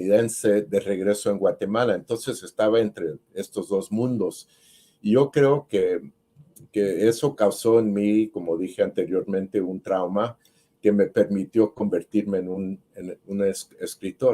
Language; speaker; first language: Spanish; early bilingual, heritage; Spanish